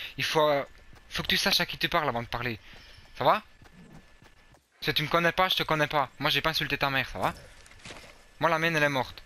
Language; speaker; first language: French; native; French